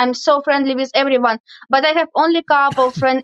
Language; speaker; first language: English; non-native, learner; Russian